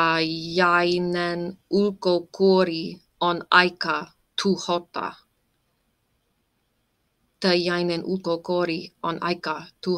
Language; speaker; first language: Finnish; non-native, learner; English